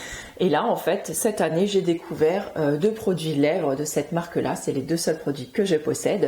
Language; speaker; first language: French; native; French